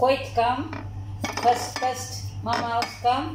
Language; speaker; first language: English; non-native, learner; Arabic